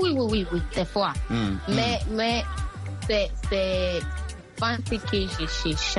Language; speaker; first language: French; non-native, learner; Akan